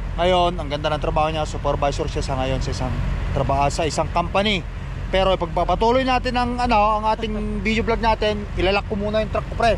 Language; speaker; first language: Filipino; non-native, local second language; Iloko